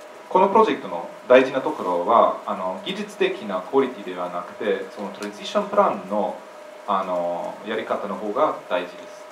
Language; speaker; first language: Japanese; non-native, fluent; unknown